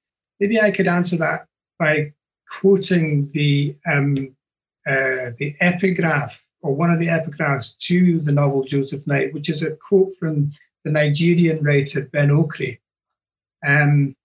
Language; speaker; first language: English; native; English